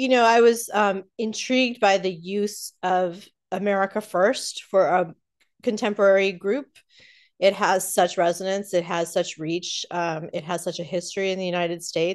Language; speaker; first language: English; native; English